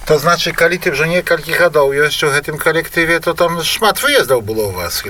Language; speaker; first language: Polish; non-native, local second language; Belarusian